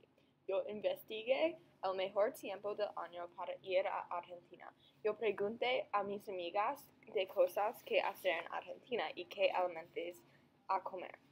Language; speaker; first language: Spanish; non-native, learner; English